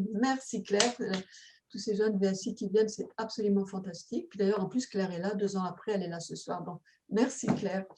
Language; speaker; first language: French; native; French